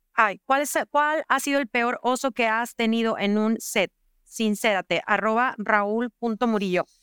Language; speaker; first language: Spanish; native; Spanish